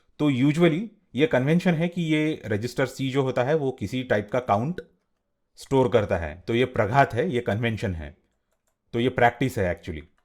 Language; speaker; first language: Hindi; non-native, local second language; Marathi